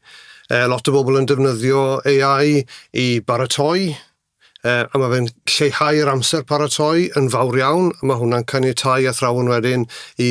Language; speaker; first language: Welsh; native; Welsh